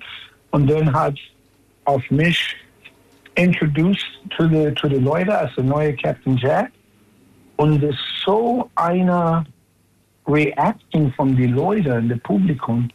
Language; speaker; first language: German; non-native, learner; English